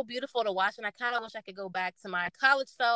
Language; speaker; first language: English; native; English